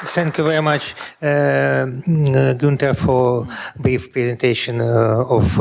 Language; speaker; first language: English; non-native, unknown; Russian